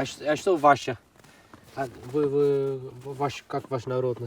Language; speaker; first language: Russian; non-native, fluent; Dutch